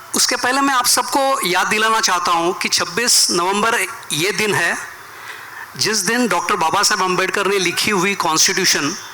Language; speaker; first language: Hindi; non-native, local second language; Marathi